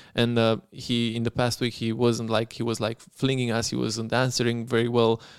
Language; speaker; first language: English; non-native, fluent; Romanian